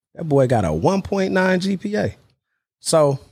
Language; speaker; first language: English; native; English